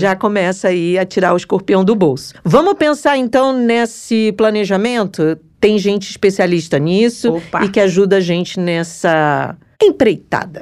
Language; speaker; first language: Portuguese; native; Portuguese